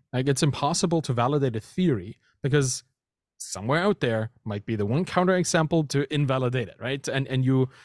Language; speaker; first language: English; non-native, fluent; German